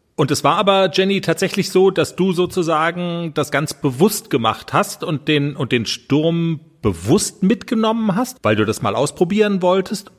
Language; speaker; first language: German; native; German